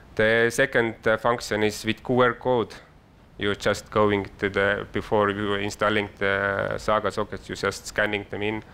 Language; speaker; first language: English; non-native, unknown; Estonian